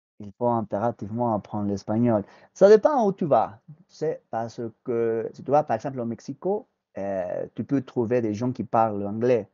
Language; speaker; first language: French; non-native, fluent; Spanish